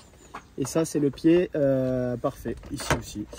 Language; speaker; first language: French; native; French